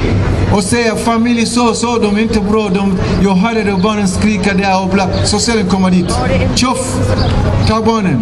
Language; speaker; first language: Swedish; non-native, fluent; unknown